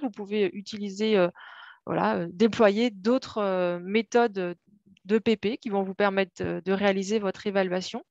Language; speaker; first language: French; native; French